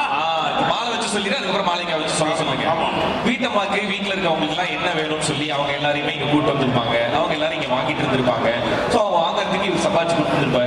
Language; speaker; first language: Tamil; native; Tamil